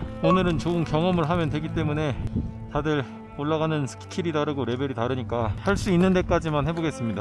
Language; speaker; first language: Korean; native; Korean